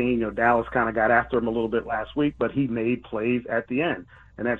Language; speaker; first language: English; native; English